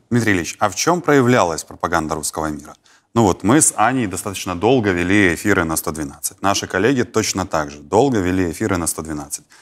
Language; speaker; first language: Russian; native; Russian